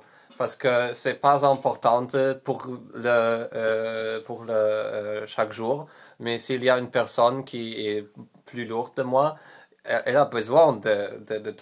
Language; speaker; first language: French; non-native, learner; Polish